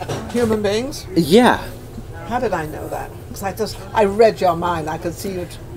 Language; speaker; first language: English; native; English